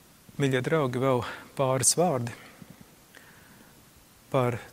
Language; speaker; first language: Latvian; native; Latvian